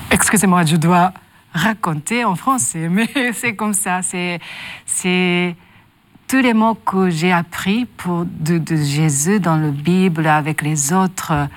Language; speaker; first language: French; non-native, learner; Japanese